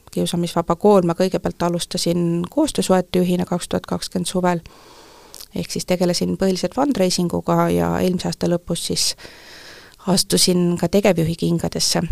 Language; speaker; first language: Estonian; early bilingual, heritage; Estonian